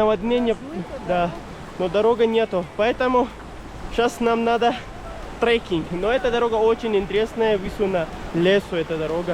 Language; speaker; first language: Russian; non-native, learner; Urdu